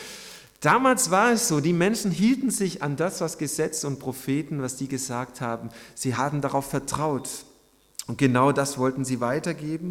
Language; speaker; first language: German; native; German